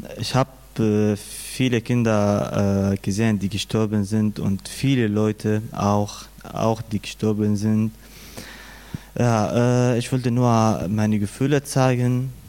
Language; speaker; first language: German; non-native, learner; Arabic